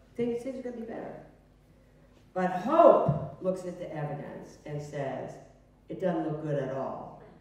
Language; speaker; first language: English; native; English